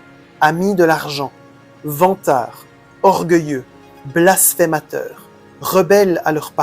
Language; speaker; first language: French; native; French